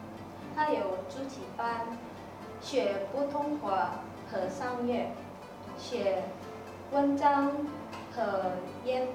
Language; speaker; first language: Chinese; non-native, learner; Indonesian